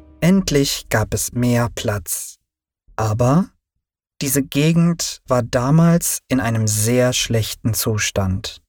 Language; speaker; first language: German; early bilingual, other home language; Turkish